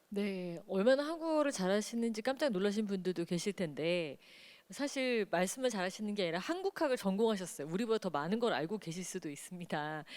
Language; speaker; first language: Korean; native; Korean